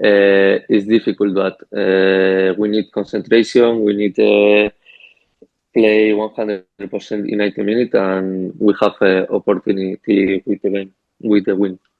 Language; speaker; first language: English; non-native, learner; Spanish